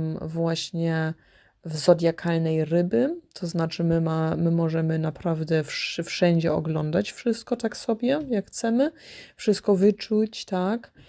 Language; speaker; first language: Polish; early bilingual, heritage; Polish